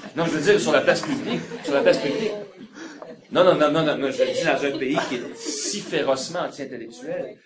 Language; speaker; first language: French; native; French